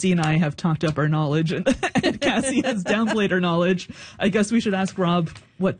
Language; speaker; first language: English; native; English